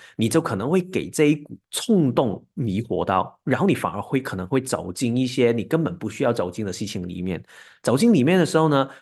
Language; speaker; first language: Chinese; non-native, local second language; Cantonese